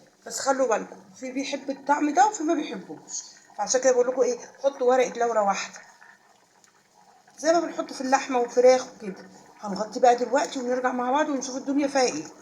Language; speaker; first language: Arabic; native; Arabic